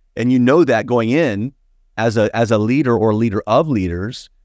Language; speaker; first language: English; native; English